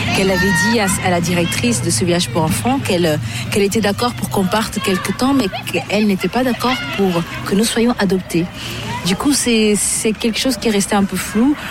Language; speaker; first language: French; early bilingual, other home language; Portuguese